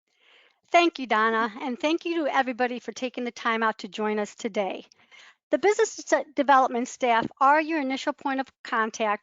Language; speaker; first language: English; native; English